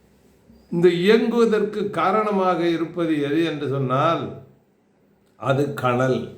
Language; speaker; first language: Tamil; native; Tamil